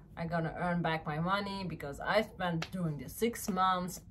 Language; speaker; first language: English; non-native, fluent; French